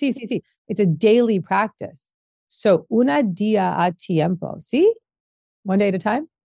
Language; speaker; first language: Spanish; non-native, learner; English